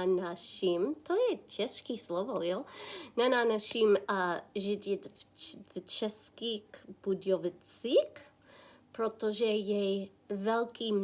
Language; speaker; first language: Czech; non-native, learner; English